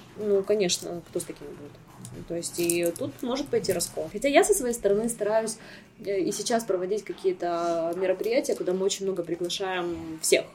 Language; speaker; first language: Russian; native; Russian